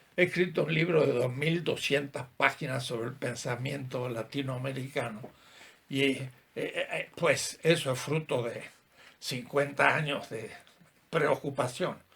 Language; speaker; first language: Spanish; native; Spanish